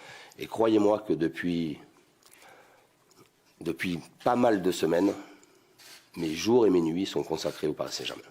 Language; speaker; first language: French; native; French